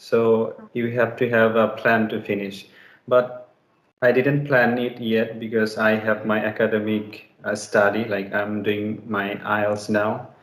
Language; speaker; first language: English; non-native, learner; Bangla